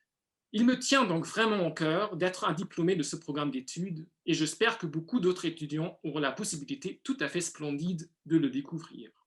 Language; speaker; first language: French; non-native, fluent; German